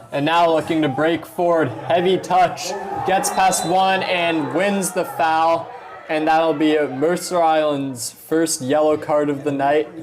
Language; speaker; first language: English; native; English